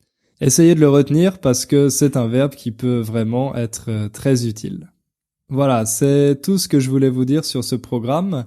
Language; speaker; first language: French; native; French